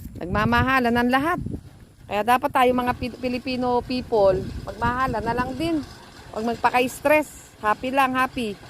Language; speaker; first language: Filipino; native; Filipino